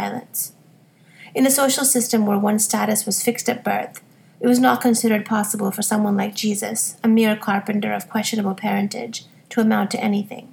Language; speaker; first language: English; native; English